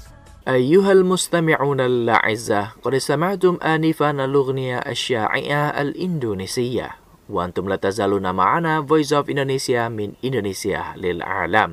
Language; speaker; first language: Arabic; non-native, fluent; Indonesian